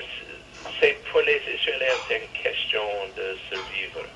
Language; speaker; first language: French; non-native, fluent; English